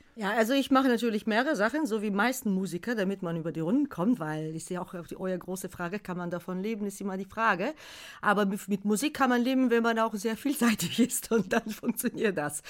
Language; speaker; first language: German; non-native, fluent; Bulgarian